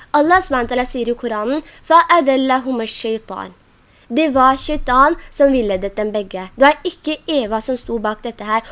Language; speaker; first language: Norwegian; non-native, local second language; Urdu